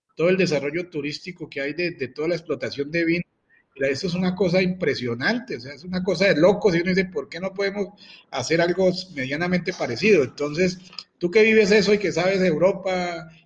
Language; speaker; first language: Spanish; native; Spanish